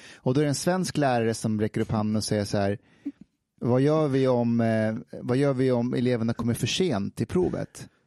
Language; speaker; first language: Swedish; early bilingual, other home language; Persian